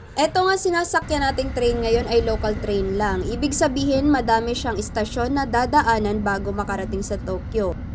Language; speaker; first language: Filipino; native; Filipino